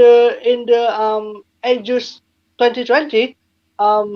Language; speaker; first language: English; non-native, learner; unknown